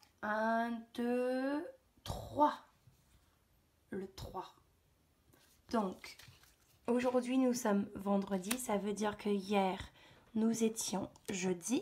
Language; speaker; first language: French; native; French